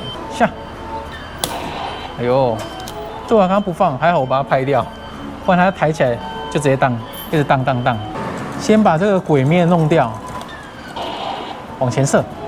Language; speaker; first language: Chinese; native; Chinese